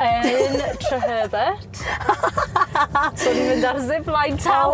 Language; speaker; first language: Welsh; native; Welsh